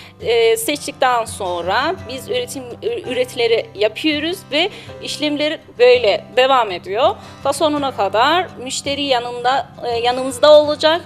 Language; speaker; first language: Turkish; non-native, learner; Persian